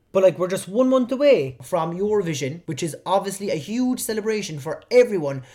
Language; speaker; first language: English; native; English